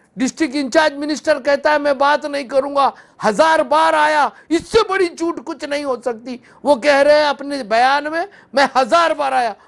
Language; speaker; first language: Hindi; non-native, local second language; Urdu